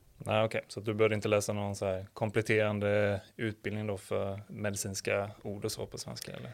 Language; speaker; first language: Swedish; native; Swedish